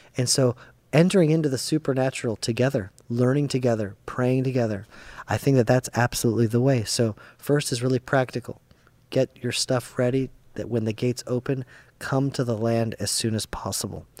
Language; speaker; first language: English; native; English